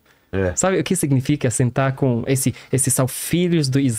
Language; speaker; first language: Portuguese; non-native, learner; Arabic